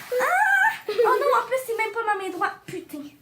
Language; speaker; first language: French; native; French